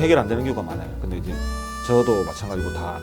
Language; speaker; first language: Korean; native; Korean